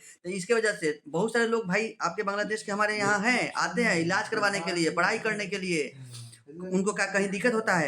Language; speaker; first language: Hindi; native; Hindi